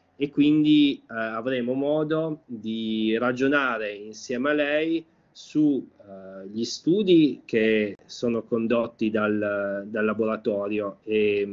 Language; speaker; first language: Italian; native; Italian